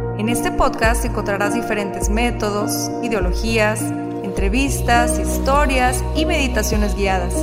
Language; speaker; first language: Spanish; native; Spanish